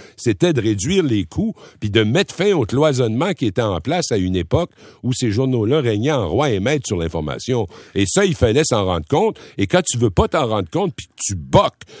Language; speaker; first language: French; native; French